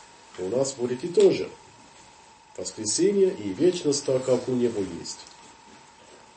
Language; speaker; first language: Russian; non-native, fluent; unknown